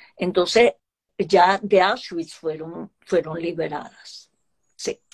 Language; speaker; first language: Spanish; early bilingual, other home language; Hebrew